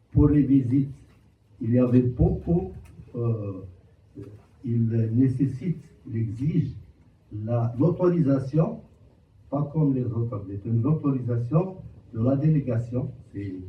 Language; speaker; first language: French; non-native, local second language; Arabic